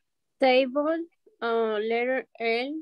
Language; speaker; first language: English; non-native, learner; Spanish